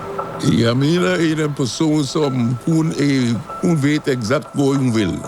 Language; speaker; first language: Swedish; non-native, fluent; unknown